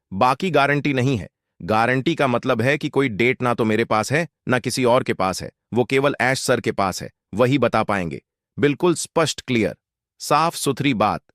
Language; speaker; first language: Hindi; native; Hindi